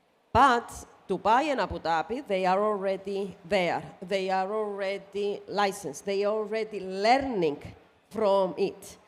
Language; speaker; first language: English; non-native, fluent; Greek